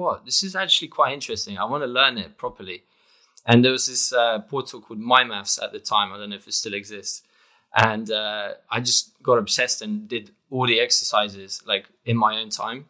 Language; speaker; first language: English; non-native, fluent; Polish